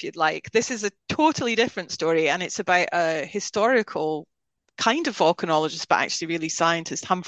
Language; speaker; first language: English; native; English